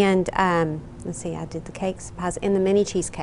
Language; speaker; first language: English; native; English